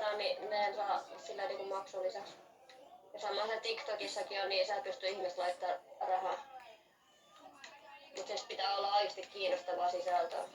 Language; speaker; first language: Finnish; native; Finnish